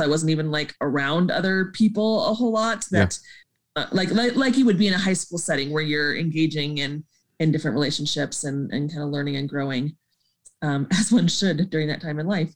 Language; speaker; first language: English; native; English